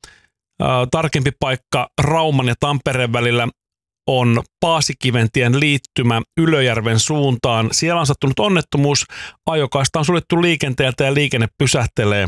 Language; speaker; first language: Finnish; native; Finnish